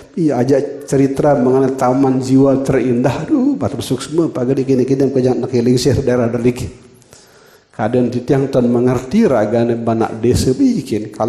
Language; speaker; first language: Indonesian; non-native, local second language; Balinese